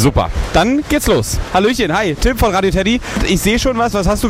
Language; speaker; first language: German; native; German